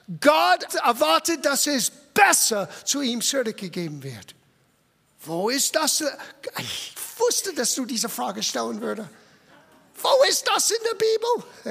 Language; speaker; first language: German; non-native, fluent; English